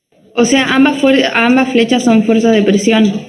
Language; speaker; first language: Spanish; native; Spanish